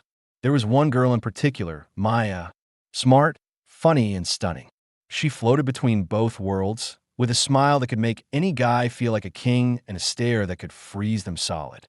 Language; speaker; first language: English; native; English